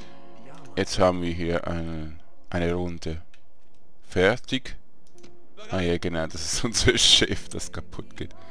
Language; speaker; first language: German; native; German